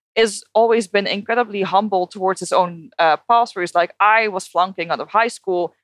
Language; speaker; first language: English; non-native, fluent; Dutch